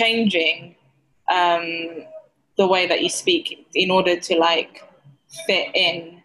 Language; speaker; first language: English; non-native, fluent; Greek